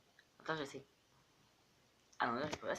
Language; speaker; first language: French; native; French